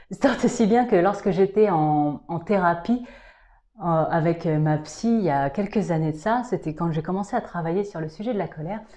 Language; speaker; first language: French; native; French